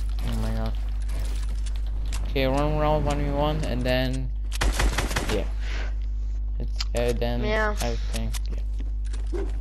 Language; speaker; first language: English; non-native, learner; German